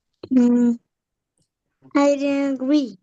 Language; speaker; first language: English; non-native, learner; Vietnamese